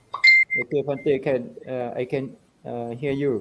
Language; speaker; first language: English; non-native, fluent; Thai